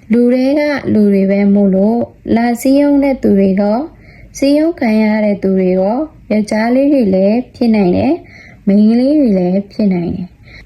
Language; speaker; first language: Burmese; non-native, local second language; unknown